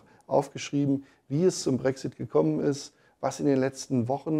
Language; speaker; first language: German; native; German